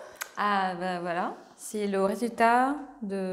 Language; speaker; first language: French; non-native, fluent; Ukrainian